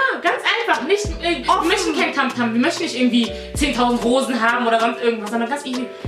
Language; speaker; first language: German; native; German